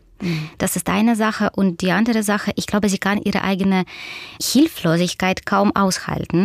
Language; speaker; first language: German; non-native, fluent; Russian